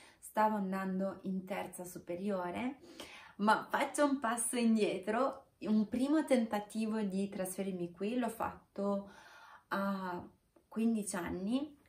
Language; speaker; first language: Italian; non-native, fluent; Romanian